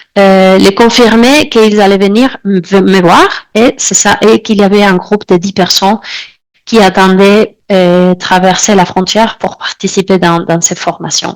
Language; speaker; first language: French; non-native, fluent; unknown